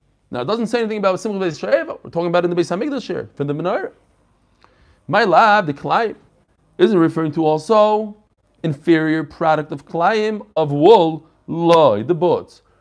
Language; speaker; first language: English; native; English